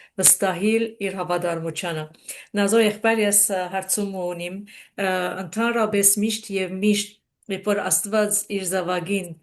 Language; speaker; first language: Armenian; early bilingual, heritage; Armenian